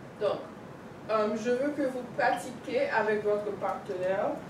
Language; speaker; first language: French; non-native, fluent; English